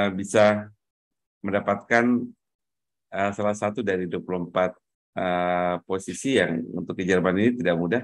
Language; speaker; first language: Indonesian; native; Indonesian